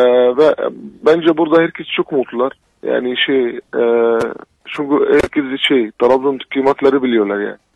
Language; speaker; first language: Turkish; non-native, learner; Arabic